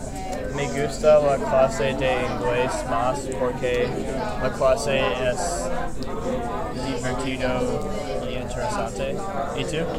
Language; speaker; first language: Spanish; non-native, learner; English